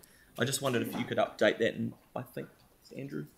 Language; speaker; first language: English; native; English